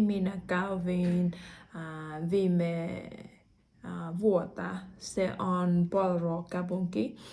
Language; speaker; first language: Finnish; non-native, learner; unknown